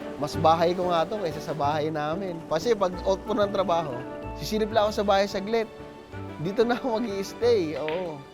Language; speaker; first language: Filipino; native; Filipino